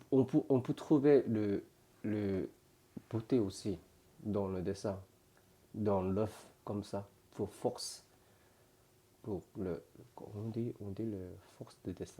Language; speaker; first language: French; non-native, learner; Korean